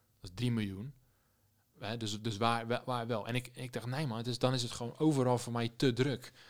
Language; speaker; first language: Dutch; native; Dutch